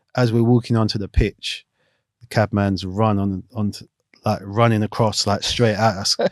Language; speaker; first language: English; native; English